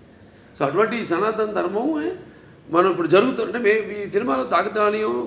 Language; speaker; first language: Telugu; native; Telugu